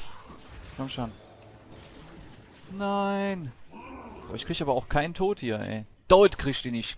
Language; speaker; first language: German; native; German